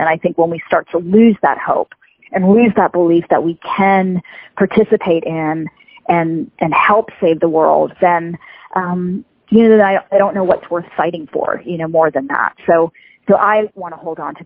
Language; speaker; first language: English; native; English